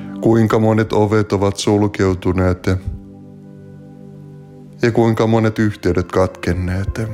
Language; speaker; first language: Finnish; native; Finnish